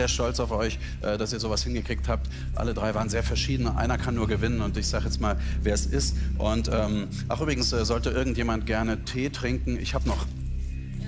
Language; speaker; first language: German; native; German